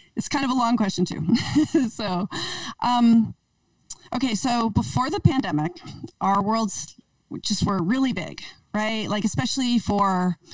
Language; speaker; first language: English; native; English